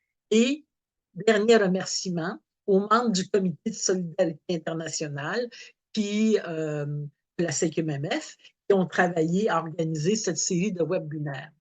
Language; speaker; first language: French; native; French